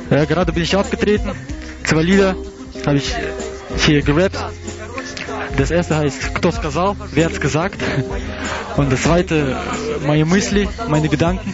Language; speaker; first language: German; early bilingual, other home language; Russian